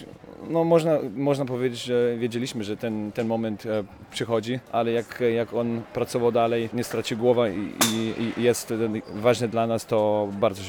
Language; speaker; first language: Polish; non-native, fluent; German